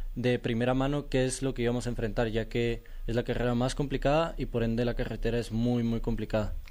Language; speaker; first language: Spanish; native; Spanish